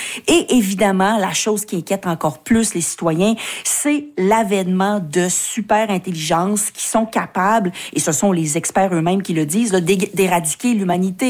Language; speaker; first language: French; native; French